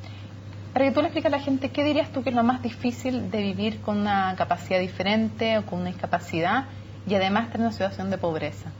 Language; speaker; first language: Spanish; native; Spanish